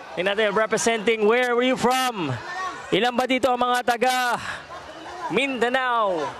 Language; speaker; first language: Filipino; non-native, local second language; Cebuano